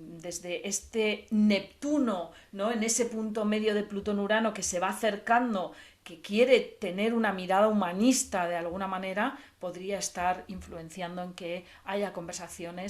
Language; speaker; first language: Spanish; native; Spanish